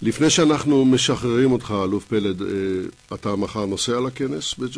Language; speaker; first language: Hebrew; native; Hebrew